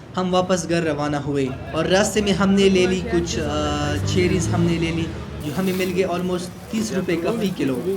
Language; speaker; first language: Urdu; non-native, local second language; Pashto